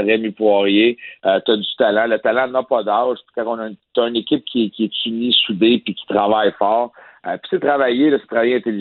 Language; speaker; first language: French; native; French